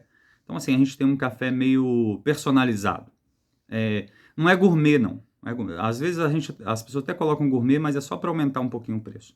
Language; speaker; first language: Portuguese; native; Portuguese